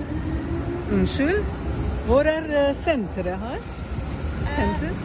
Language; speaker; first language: Norwegian; non-native, learner; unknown